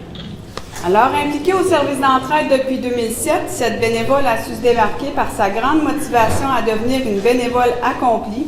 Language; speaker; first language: French; native; French